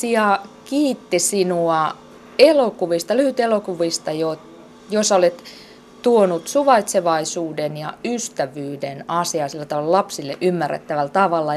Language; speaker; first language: Finnish; native; Finnish